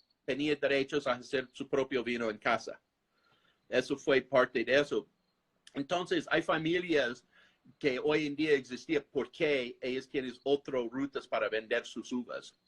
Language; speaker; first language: Spanish; non-native, fluent; English